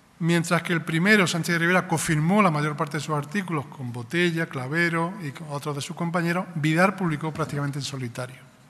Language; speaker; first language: Spanish; native; Spanish